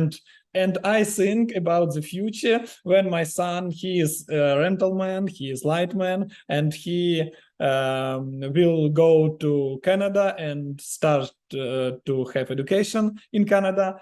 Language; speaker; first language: English; non-native, learner; Ukrainian